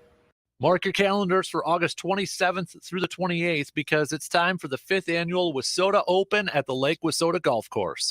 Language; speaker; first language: English; native; English